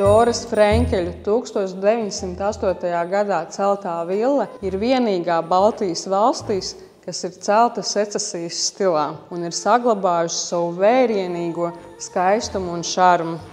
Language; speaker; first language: Latvian; native; Latvian